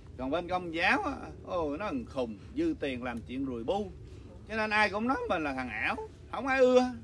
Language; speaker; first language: Vietnamese; early bilingual, other home language; English